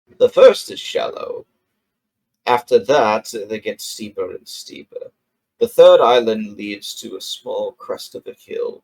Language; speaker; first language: English; native; English